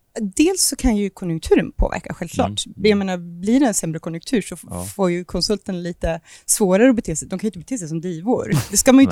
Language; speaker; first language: Swedish; native; Swedish